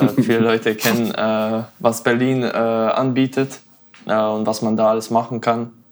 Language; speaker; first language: German; non-native, fluent; Bosnian